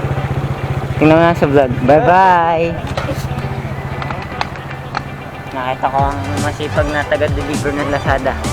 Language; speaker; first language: Filipino; native; Filipino